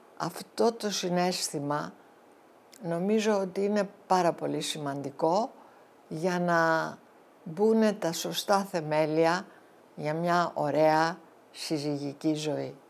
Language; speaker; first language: Greek; early bilingual, heritage; Greek